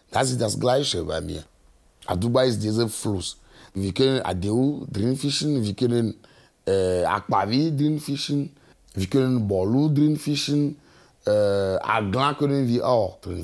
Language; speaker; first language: German; non-native, fluent; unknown